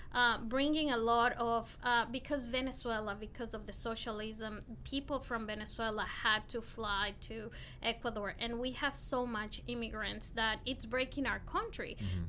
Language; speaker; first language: English; non-native, fluent; Spanish